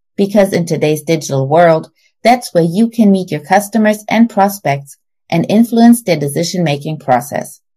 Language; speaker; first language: English; non-native, fluent; German